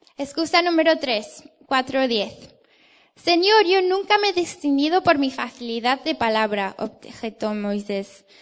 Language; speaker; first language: Spanish; non-native, fluent; English